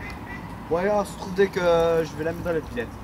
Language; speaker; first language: French; native; French